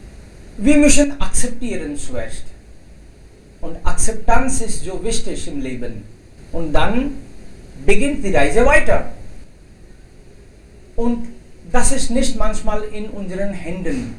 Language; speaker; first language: German; non-native, fluent; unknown